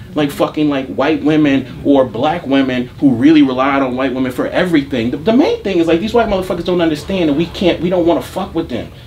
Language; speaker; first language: English; native; English